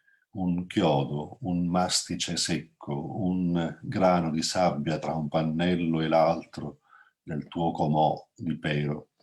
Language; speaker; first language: Italian; native; Italian